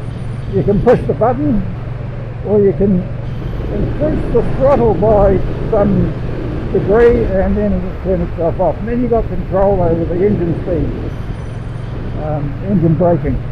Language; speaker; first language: English; native; English